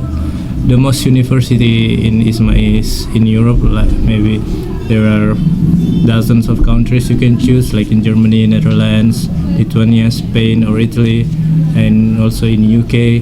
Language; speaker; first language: English; non-native, fluent; Indonesian